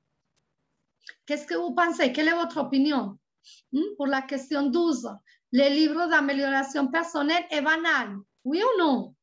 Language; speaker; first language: French; non-native, fluent; Spanish